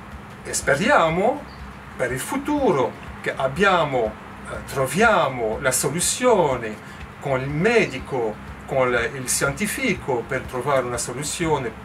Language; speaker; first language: Italian; non-native, learner; French